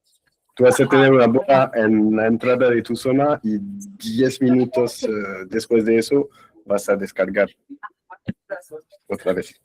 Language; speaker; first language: Spanish; non-native, fluent; French